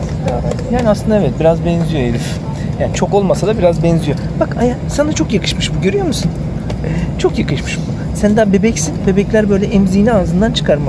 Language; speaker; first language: Turkish; native; Turkish